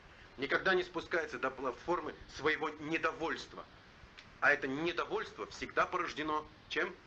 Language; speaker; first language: Russian; native; Russian